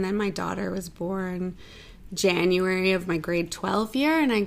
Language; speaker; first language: English; native; English